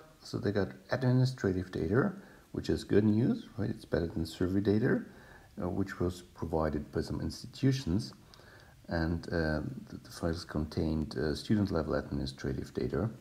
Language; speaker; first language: English; non-native, fluent; German